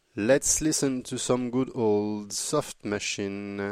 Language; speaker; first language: English; non-native, fluent; French